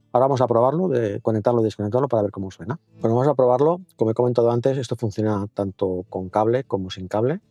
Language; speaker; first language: Spanish; native; Spanish